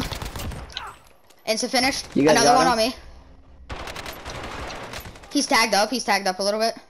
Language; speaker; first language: English; native; English